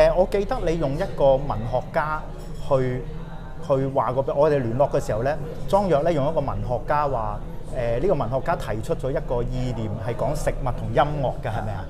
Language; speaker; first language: Cantonese; native; Cantonese